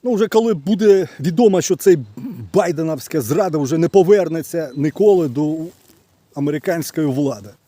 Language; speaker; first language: Ukrainian; non-native, local second language; Russian